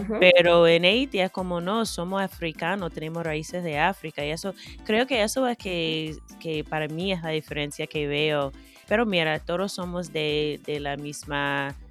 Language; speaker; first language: Spanish; non-native, fluent; English